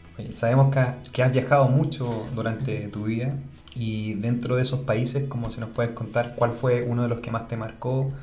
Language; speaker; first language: Spanish; native; Spanish